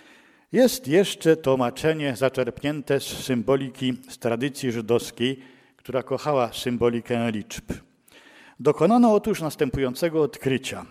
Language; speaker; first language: Polish; native; Polish